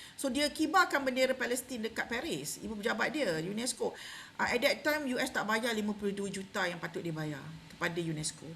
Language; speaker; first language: Malay; native; Malay